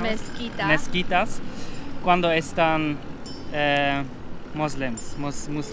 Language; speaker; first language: Spanish; non-native, learner; German